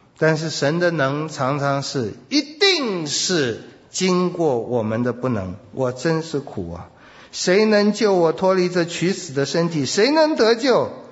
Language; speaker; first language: Chinese; native; Chinese